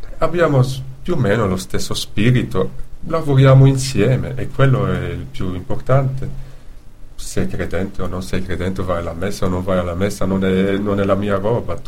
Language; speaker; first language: Italian; non-native, fluent; Dutch